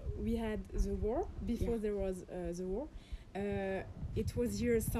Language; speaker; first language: English; non-native, learner; French